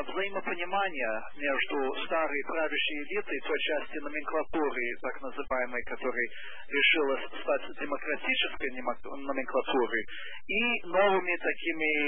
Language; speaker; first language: Russian; early bilingual, heritage; Russian